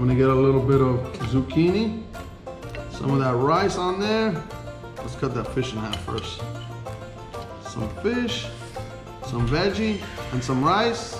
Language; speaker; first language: English; native; English